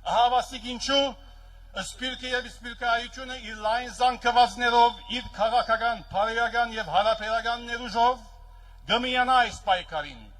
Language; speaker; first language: Armenian; early bilingual, heritage; Armenian